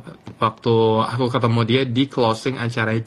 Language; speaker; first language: Indonesian; native; Indonesian